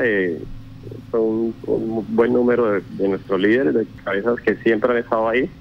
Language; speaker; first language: Spanish; native; Spanish